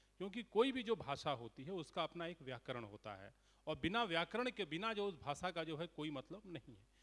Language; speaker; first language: Hindi; native; Hindi